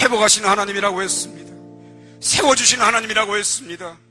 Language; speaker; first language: Korean; native; Korean